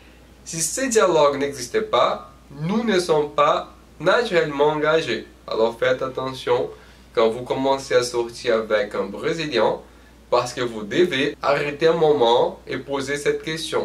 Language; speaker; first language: French; non-native, fluent; Portuguese